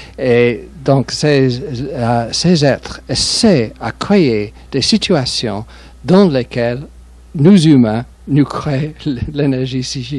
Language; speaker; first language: French; non-native, fluent; English